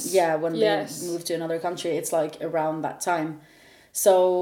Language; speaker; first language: English; non-native, fluent; Norwegian